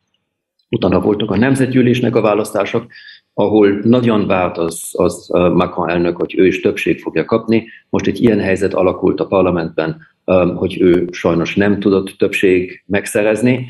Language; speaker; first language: Hungarian; early bilingual, heritage; German